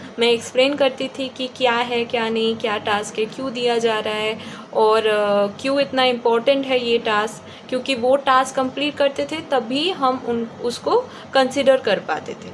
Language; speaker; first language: Hindi; non-native, local second language; Bangla